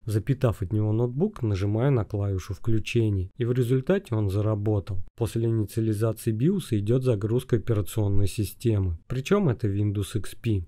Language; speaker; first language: Russian; native; Russian